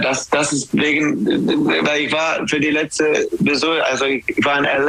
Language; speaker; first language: German; non-native, learner; English